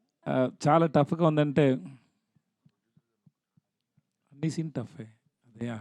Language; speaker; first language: Telugu; non-native, learner; Tamil